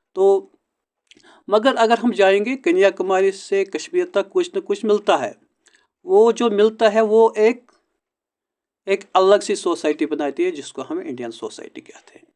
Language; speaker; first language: Urdu; non-native, local second language; Kashmiri